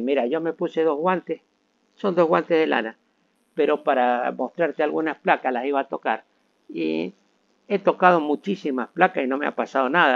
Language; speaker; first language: Spanish; native; Spanish